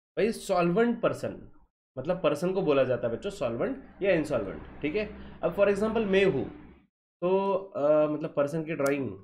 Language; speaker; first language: Hindi; non-native, local second language; Marathi